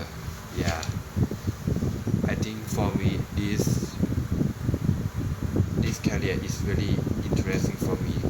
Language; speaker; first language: English; non-native, learner; Thai